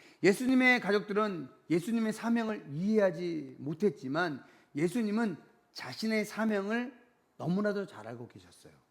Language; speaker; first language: Korean; native; Korean